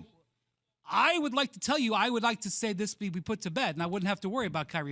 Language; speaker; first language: English; native; English